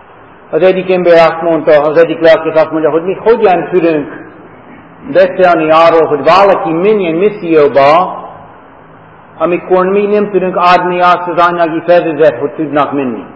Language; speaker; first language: Hungarian; non-native, fluent; English